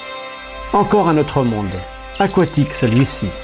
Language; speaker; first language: French; native; French